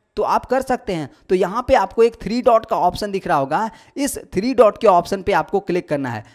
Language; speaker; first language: Hindi; native; Hindi